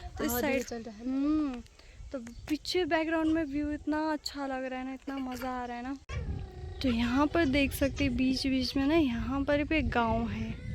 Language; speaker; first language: Hindi; non-native, local second language; Nepali